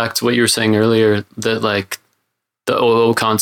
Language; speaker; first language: English; native; English